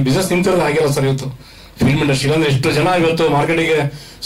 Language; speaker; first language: Kannada; native; Kannada